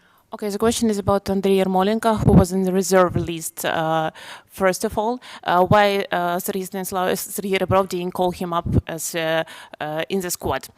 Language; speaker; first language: English; non-native, fluent; Ukrainian